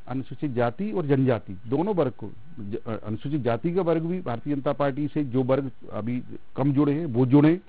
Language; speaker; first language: Hindi; native; Hindi